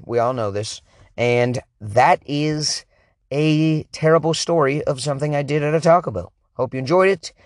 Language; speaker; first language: English; native; English